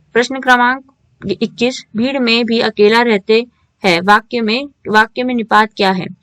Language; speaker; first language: Hindi; native; Hindi